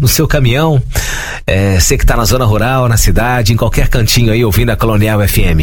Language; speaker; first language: Portuguese; native; Portuguese